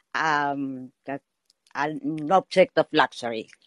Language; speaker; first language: English; non-native, learner; Spanish